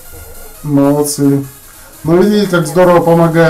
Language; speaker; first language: Russian; native; Russian